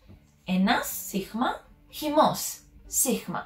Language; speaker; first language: Greek; non-native, learner; English